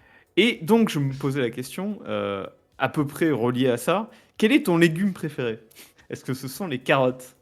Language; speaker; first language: French; native; French